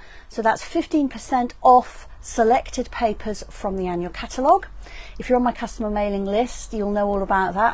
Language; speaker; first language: English; native; English